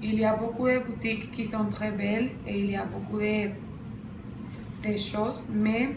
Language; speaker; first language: French; non-native, learner; Spanish